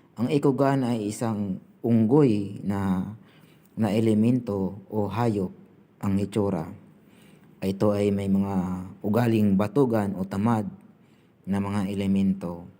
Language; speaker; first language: Filipino; non-native, local second language; Cebuano